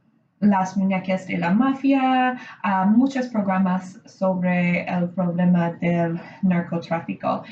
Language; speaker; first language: Spanish; non-native, learner; English